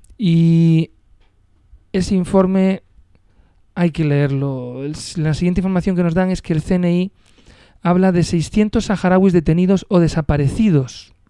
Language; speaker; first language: Spanish; native; Spanish